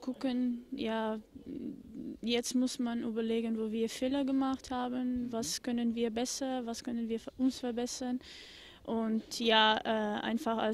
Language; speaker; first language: German; non-native, fluent; Portuguese